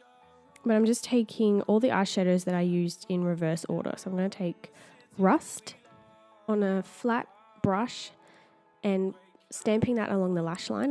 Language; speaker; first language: English; native; English